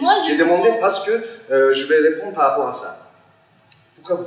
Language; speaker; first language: French; non-native, fluent; Turkish